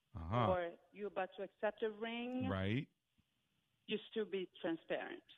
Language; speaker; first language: English; non-native, fluent; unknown